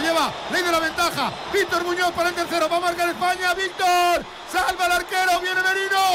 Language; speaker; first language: Spanish; native; Spanish